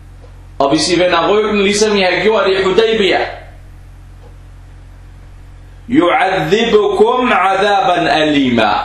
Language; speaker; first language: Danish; non-native, fluent; Arabic